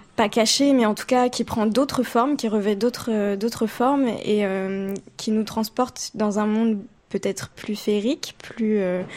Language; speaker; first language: French; native; French